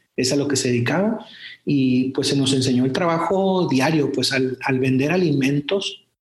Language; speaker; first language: Spanish; native; Spanish